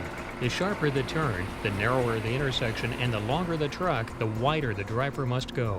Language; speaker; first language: English; native; English